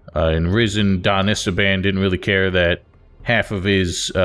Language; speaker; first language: English; native; English